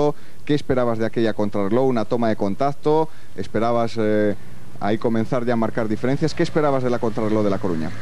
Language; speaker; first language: Spanish; native; Spanish